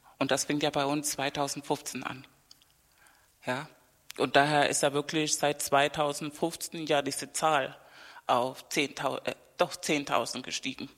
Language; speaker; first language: German; non-native, fluent; Spanish